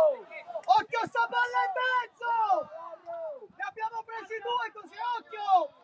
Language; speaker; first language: Italian; native; Italian